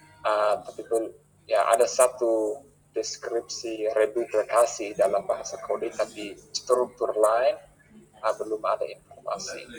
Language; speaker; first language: Indonesian; non-native, fluent; English